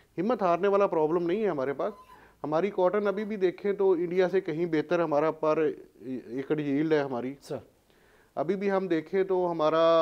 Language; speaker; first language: Urdu; non-native, local second language; Punjabi